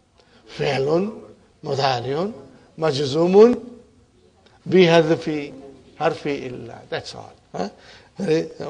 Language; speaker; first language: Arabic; non-native, fluent; English